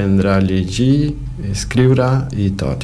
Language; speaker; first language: Catalan; non-native, fluent; Portuguese